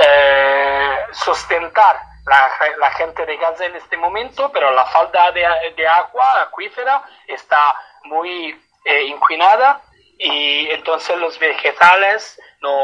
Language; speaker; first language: Spanish; non-native, fluent; Italian